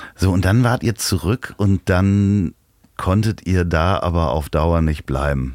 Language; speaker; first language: German; native; German